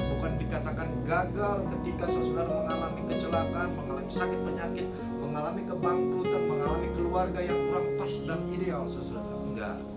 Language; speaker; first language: Indonesian; native; Indonesian